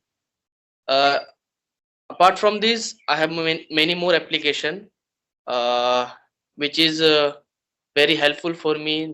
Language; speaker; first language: English; non-native, learner; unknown